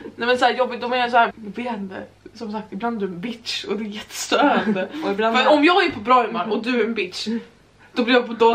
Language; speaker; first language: Swedish; native; Swedish